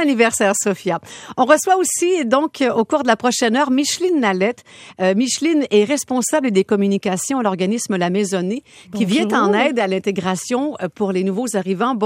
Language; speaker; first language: French; native; French